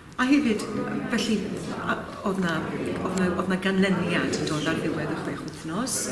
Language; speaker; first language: Welsh; native; Welsh